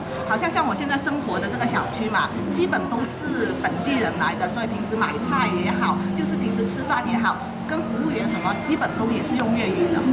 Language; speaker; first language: Chinese; non-native, local second language; Cantonese